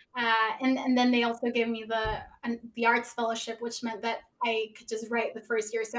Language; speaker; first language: English; early bilingual, other home language; Spanish